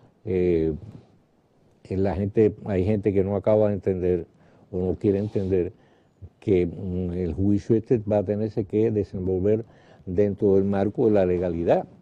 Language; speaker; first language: Spanish; native; Spanish